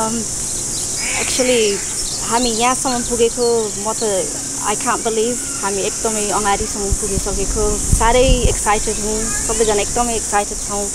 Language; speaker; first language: Nepali; non-native, fluent; English